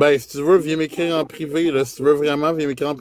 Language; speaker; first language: French; native; French